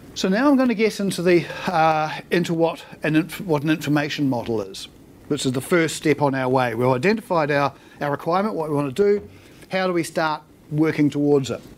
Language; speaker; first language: English; native; English